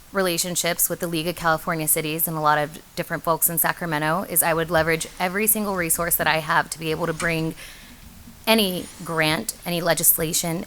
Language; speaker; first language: English; native; English